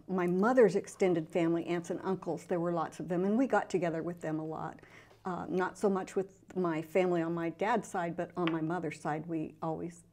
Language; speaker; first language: English; native; English